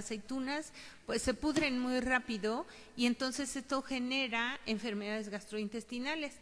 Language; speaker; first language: Spanish; native; Spanish